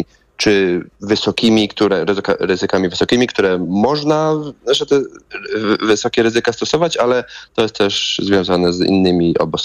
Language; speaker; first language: Polish; native; Polish